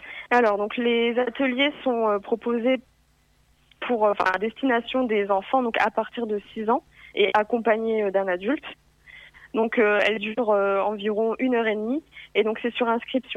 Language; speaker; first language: French; native; French